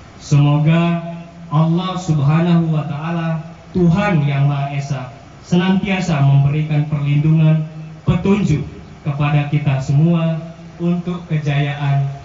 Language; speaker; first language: Indonesian; native; Indonesian